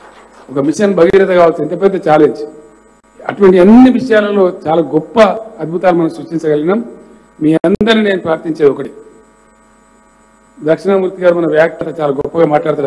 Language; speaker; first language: Telugu; native; Telugu